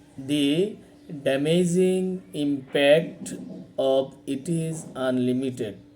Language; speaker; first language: English; non-native, local second language; Bangla